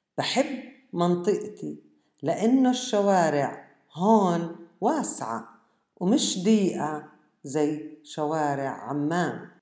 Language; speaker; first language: Arabic; native; Arabic